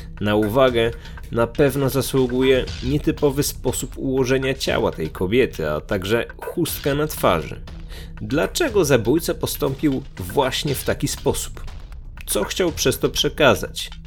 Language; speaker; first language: Polish; native; Polish